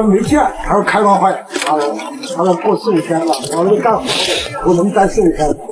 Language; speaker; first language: Chinese; native; Chinese